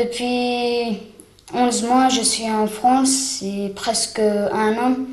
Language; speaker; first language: French; non-native, learner; Chechen